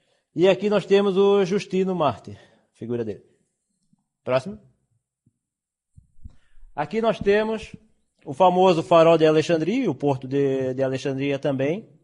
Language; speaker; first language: Portuguese; native; Portuguese